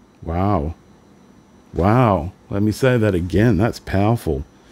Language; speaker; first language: English; early bilingual, other home language; Italian